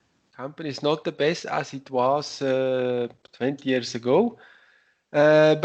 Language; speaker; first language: English; non-native, learner; Italian